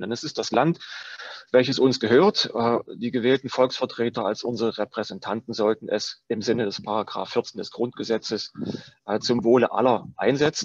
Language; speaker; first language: German; native; German